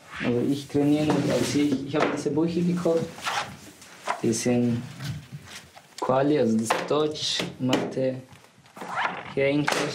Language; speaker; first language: German; non-native, learner; Somali